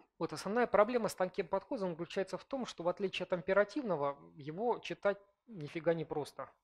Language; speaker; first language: Russian; native; Russian